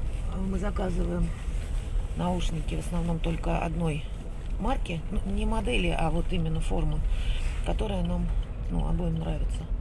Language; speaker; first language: Russian; native; Russian